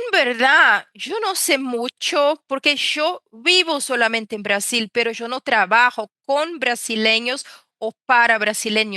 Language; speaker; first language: Spanish; non-native, fluent; Portuguese